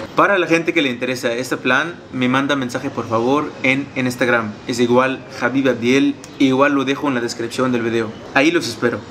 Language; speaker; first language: Spanish; non-native, fluent; Arabic